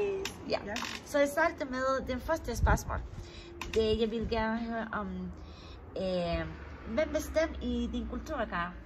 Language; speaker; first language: Danish; non-native, learner; Spanish